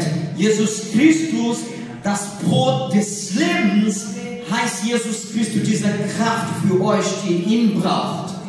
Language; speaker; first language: German; non-native, learner; Portuguese